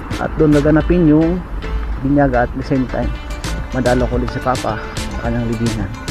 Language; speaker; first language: Filipino; non-native, local second language; Cebuano